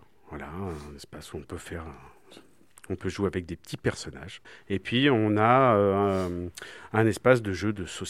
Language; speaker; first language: French; native; French